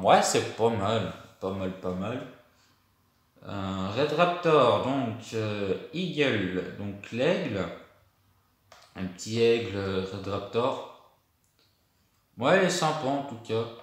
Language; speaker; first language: French; native; French